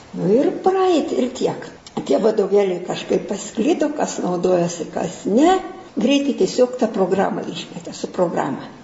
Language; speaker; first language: Lithuanian; native; Lithuanian